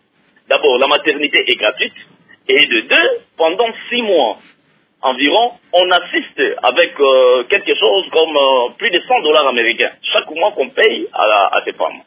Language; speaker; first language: French; non-native, local second language; Lingala